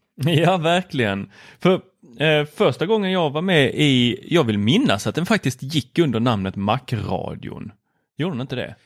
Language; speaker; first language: Swedish; native; Swedish